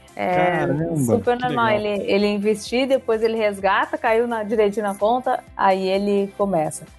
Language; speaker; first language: Portuguese; native; Portuguese